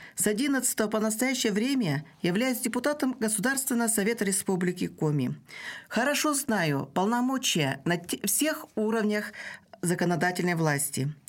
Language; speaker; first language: Russian; non-native, local second language; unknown